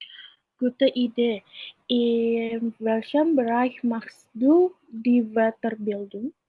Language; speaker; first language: German; non-native, learner; Indonesian